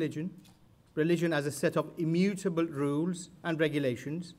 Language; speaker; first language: English; non-native, fluent; Persian